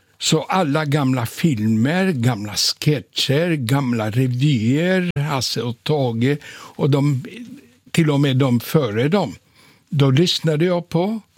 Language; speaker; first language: Swedish; non-native, fluent; Polish